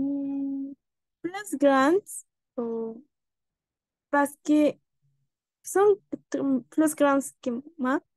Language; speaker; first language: French; non-native, learner; Spanish